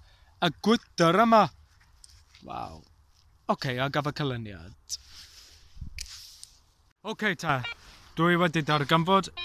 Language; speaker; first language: Welsh; non-native, learner; English